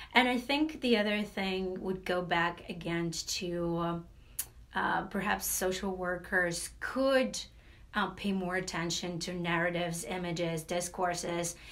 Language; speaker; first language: English; non-native, fluent; Latvian